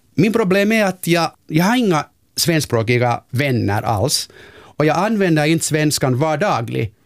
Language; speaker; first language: Swedish; non-native, local second language; Finnish